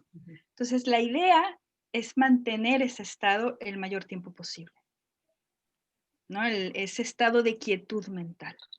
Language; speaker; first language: Spanish; native; Spanish